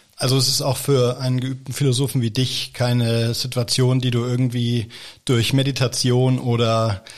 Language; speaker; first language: German; native; German